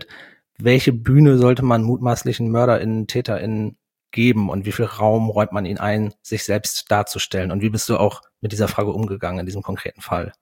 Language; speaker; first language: German; native; German